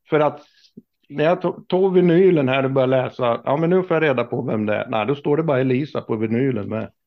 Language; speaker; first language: Swedish; native; Swedish